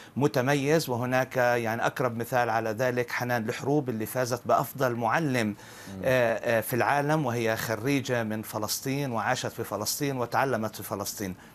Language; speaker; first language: Arabic; native; Arabic